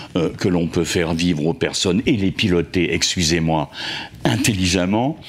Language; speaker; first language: French; native; French